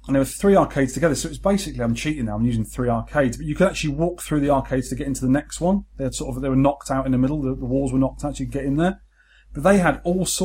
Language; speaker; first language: English; native; English